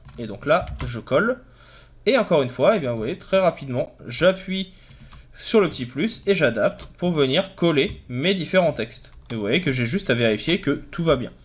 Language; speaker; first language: French; native; French